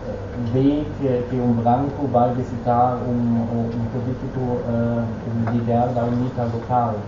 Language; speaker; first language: Portuguese; non-native, fluent; Dutch